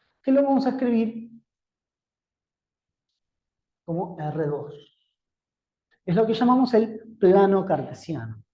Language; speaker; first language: Spanish; native; Spanish